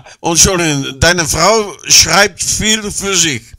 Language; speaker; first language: German; non-native, learner; Dutch